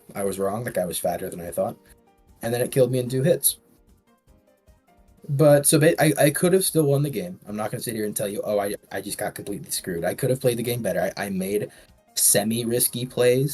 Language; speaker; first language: English; native; English